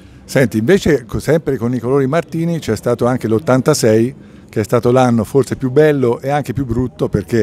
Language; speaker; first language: Italian; native; Italian